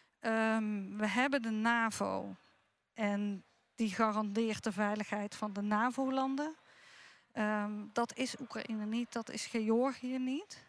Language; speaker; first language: Dutch; native; Dutch